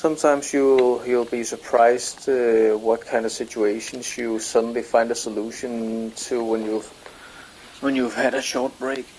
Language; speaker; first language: English; non-native, fluent; Danish